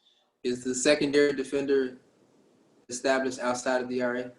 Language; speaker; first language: English; native; English